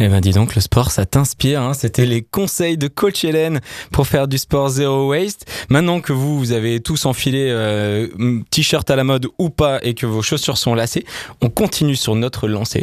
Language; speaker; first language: French; native; French